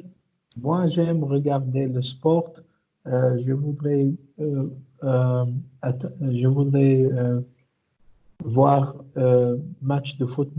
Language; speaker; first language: French; non-native, learner; Arabic